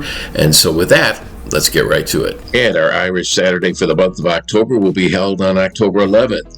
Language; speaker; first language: English; native; English